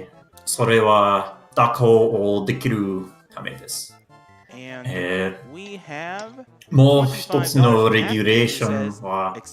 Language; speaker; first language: Japanese; non-native, learner; English